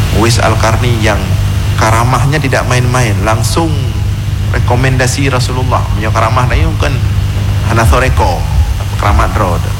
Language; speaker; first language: Malay; non-native, local second language; Achinese